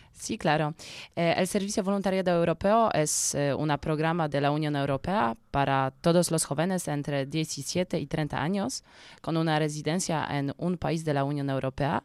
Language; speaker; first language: Spanish; non-native, learner; Polish